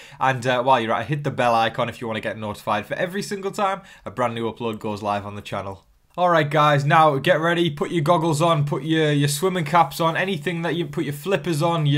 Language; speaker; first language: English; native; English